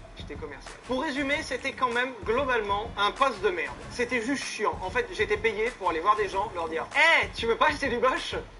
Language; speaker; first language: French; native; French